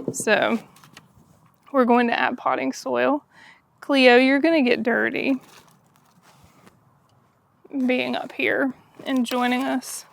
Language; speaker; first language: English; native; English